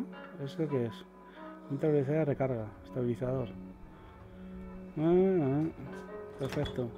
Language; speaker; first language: Spanish; native; Spanish